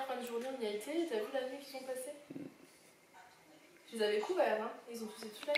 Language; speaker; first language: French; native; French